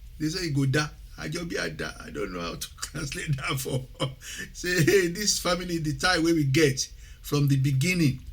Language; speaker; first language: Nigerian Pidgin; non-native, local second language; Yoruba